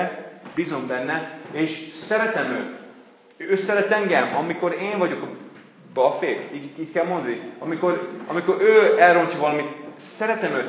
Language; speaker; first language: Hungarian; non-native, fluent; English